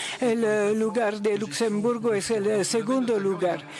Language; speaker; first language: Spanish; non-native, learner; Luxembourgish